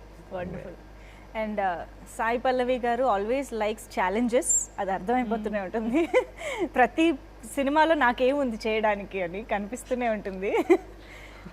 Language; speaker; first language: Telugu; native; Telugu